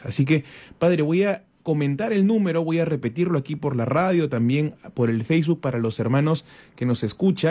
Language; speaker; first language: Spanish; native; Spanish